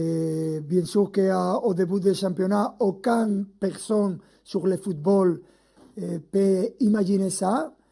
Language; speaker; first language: French; non-native, fluent; Spanish